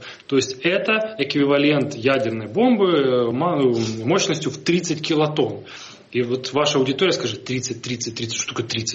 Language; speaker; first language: Russian; native; Russian